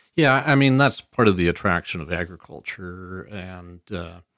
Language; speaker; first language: English; native; English